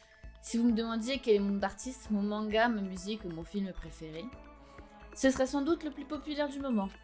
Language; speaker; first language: French; native; French